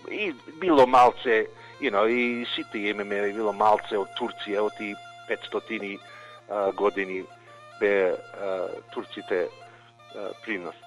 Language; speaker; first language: Macedonian; early bilingual, heritage; Macedonian